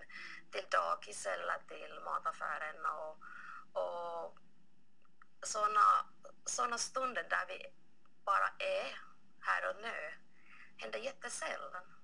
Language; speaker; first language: Swedish; non-native, local second language; Finnish